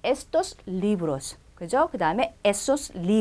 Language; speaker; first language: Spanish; non-native, fluent; Korean